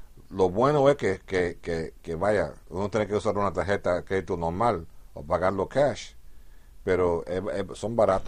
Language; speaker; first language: Spanish; early bilingual, heritage; Spanish